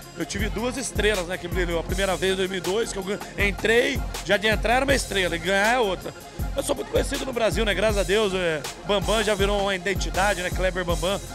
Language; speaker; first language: Portuguese; native; Portuguese